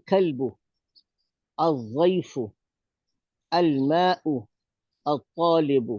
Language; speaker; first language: Arabic; non-native, fluent; Urdu